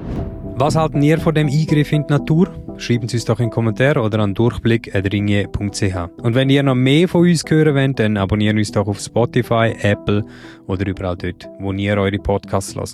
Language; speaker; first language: German; native; German